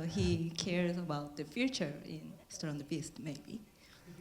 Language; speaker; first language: English; non-native, learner; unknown